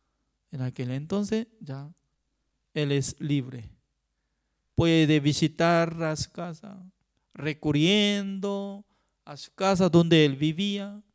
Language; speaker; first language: Spanish; non-native, fluent; Korean